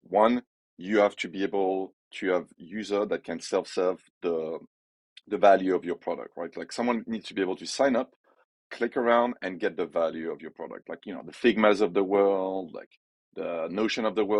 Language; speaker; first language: English; non-native, fluent; French